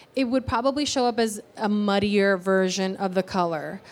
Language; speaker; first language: English; early bilingual, other home language; Spanish